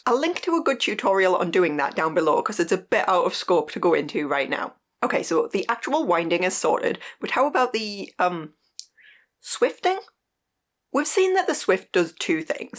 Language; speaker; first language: English; native; English